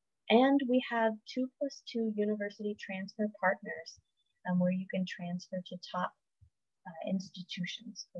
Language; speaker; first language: English; native; English